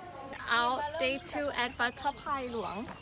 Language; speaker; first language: English; non-native, learner; Thai